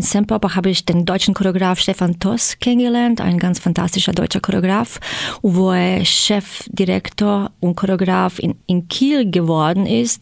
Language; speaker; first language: German; non-native, fluent; Croatian